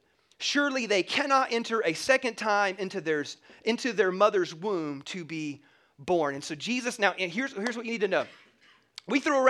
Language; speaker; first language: English; native; English